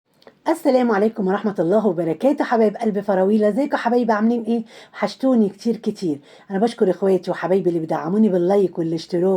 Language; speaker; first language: Arabic; native; Arabic